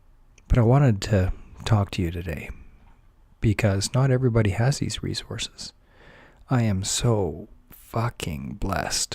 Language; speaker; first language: English; native; English